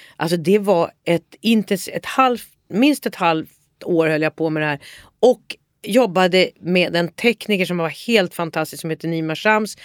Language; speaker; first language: Swedish; native; Swedish